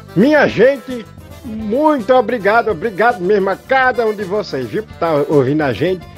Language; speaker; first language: Portuguese; native; Portuguese